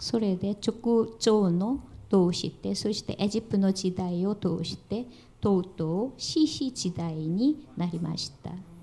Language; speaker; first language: Japanese; non-native, fluent; Korean